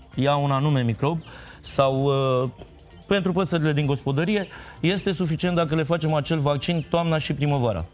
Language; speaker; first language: Romanian; native; Romanian